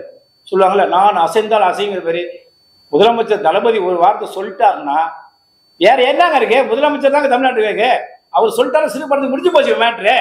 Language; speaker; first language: Tamil; native; Tamil